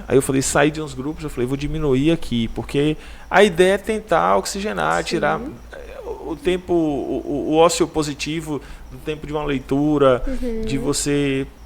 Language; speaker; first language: Portuguese; native; Portuguese